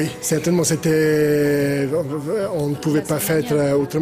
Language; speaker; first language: French; non-native, fluent; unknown